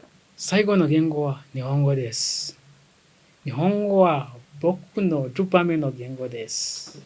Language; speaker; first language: Japanese; non-native, learner; Kinyarwanda